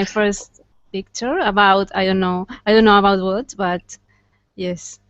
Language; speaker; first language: English; non-native, fluent; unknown